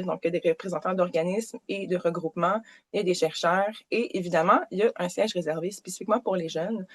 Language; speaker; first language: French; native; French